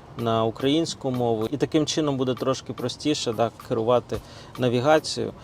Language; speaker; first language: Ukrainian; non-native, local second language; Russian